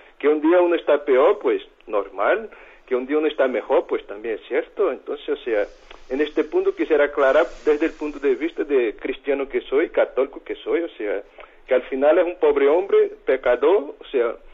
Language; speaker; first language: Spanish; non-native, fluent; Portuguese